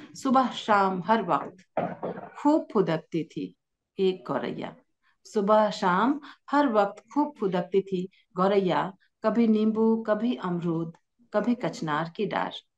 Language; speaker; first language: Hindi; native; Hindi